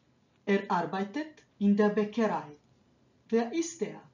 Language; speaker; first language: German; non-native, fluent; Croatian